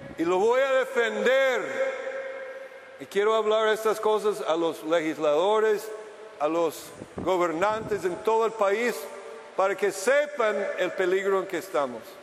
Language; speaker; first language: Spanish; non-native, fluent; English